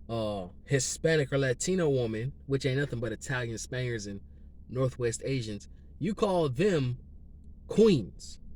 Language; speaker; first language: English; native; English